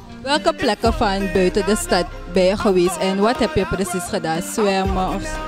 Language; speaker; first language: Dutch; native; Dutch